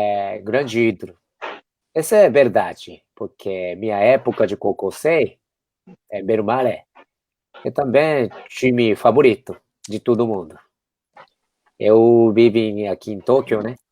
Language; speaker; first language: Portuguese; non-native, fluent; Japanese